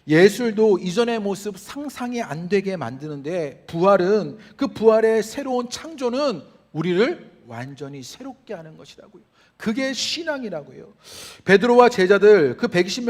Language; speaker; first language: Korean; native; Korean